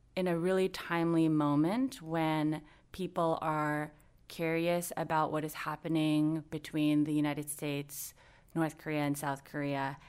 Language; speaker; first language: English; native; English